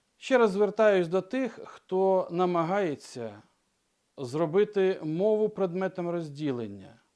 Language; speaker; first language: Ukrainian; non-native, local second language; Russian